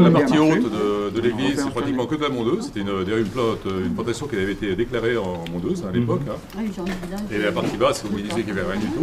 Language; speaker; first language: French; native; French